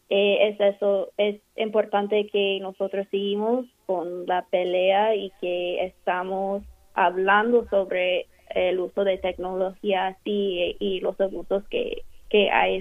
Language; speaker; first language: Spanish; non-native, fluent; English